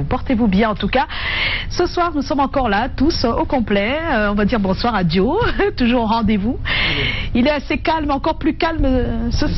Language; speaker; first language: French; native; French